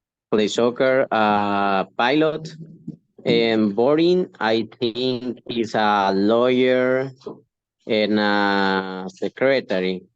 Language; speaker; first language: English; non-native, learner; Spanish